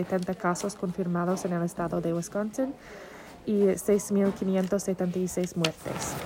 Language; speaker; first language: Spanish; non-native, learner; English